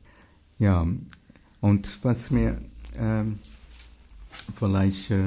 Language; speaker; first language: German; non-native, fluent; English